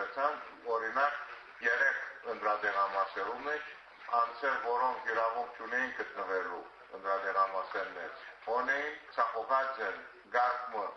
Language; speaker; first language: Armenian; early bilingual, heritage; Armenian